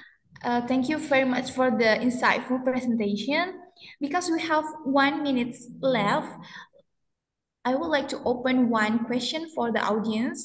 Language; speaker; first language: English; non-native, fluent; Indonesian